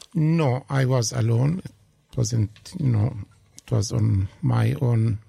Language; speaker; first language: English; non-native, fluent; Arabic